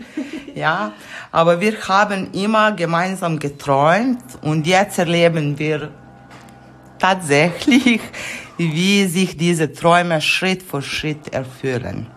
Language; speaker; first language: German; non-native, fluent; Serbian